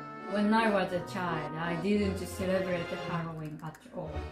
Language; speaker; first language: English; non-native, learner; Japanese